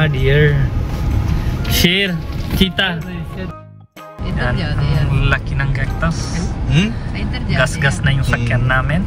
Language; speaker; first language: Filipino; non-native, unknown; Hindi